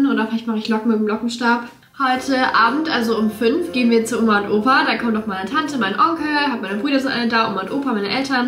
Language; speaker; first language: German; native; German